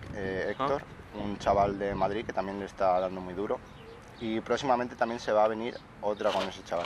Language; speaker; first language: Spanish; native; Spanish